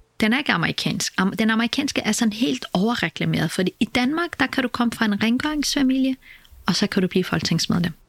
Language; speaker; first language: Danish; early bilingual, other home language; Kurdish